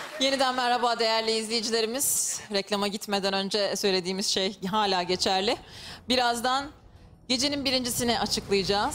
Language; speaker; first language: Turkish; native; Turkish